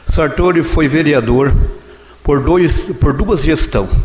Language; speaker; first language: Portuguese; native; Portuguese